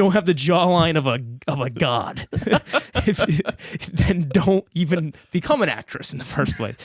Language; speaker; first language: English; native; English